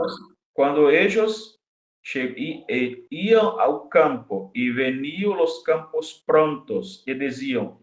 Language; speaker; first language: Spanish; non-native, fluent; Portuguese